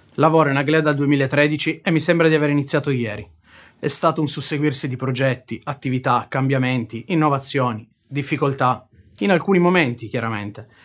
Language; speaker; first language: Italian; native; Italian